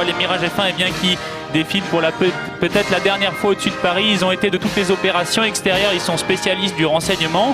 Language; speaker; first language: French; native; French